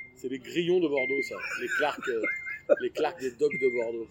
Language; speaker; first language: French; native; French